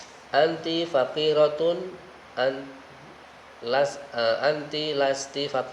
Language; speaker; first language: Arabic; non-native, fluent; Indonesian